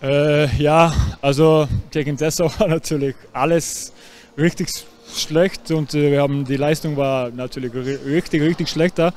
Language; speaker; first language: German; non-native, learner; English